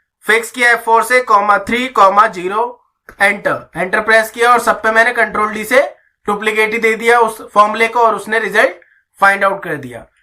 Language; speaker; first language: Hindi; native; Hindi